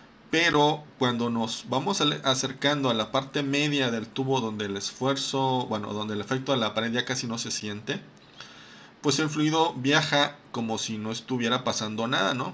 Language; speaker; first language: Spanish; native; Spanish